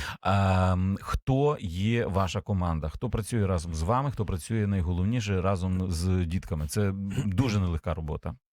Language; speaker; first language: Ukrainian; native; Ukrainian